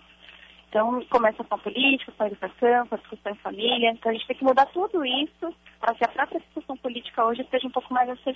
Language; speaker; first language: Portuguese; native; Portuguese